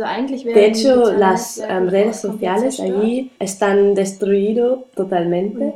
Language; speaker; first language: Spanish; non-native, learner; German